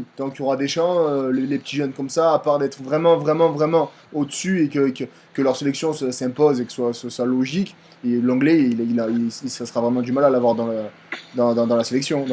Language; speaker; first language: French; native; French